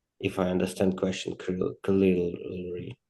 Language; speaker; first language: English; non-native, learner; Ukrainian